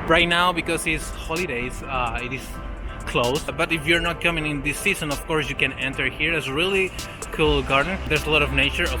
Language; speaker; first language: English; non-native, fluent; Spanish